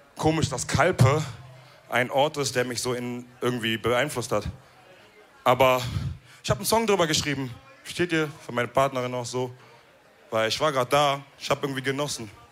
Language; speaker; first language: German; early bilingual, other home language; Wolof